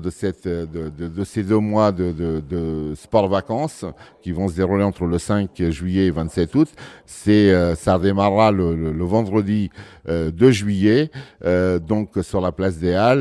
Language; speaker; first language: French; early bilingual, other home language; Portuguese